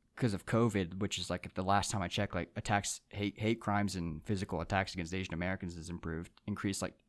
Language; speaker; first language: English; early bilingual, other home language; Japanese